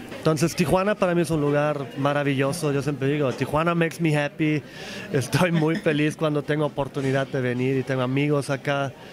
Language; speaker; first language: Spanish; non-native, fluent; Polish